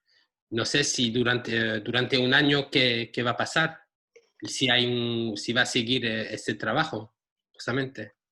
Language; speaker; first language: Spanish; non-native, fluent; French